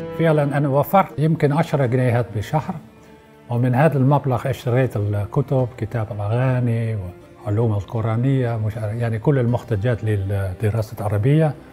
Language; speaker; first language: Arabic; non-native, fluent; Dutch